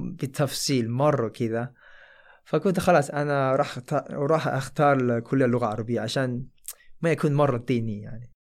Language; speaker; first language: Arabic; non-native, fluent; Chinese